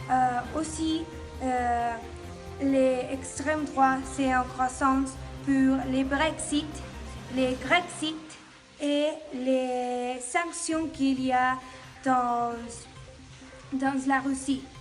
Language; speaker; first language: French; non-native, learner; Spanish